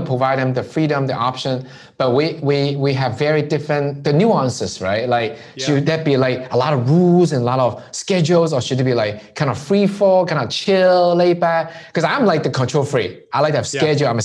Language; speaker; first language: English; non-native, local second language; Cantonese